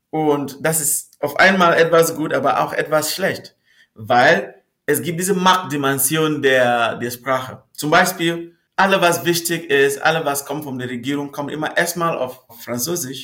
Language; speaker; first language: German; non-native, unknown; Northern Sotho